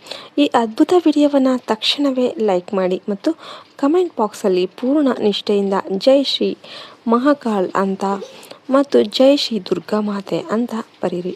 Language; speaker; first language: Kannada; native; Kannada